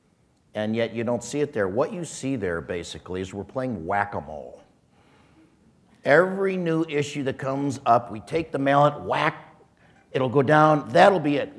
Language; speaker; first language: English; native; English